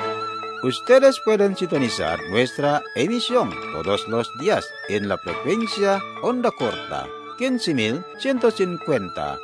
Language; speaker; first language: Spanish; non-native, fluent; Indonesian